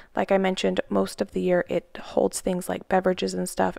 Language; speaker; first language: English; native; English